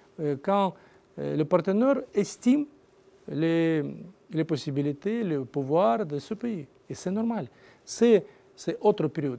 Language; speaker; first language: French; non-native, learner; Russian